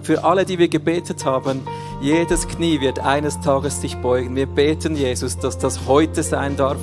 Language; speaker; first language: German; native; German